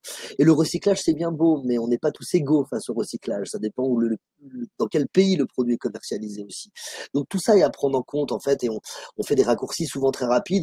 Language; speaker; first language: French; native; French